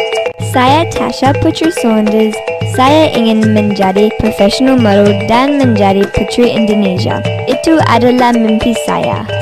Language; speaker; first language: Indonesian; early bilingual, heritage; English